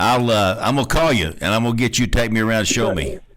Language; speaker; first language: English; native; English